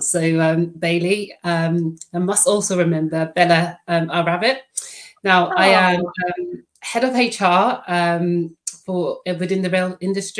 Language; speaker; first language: English; non-native, fluent; Dutch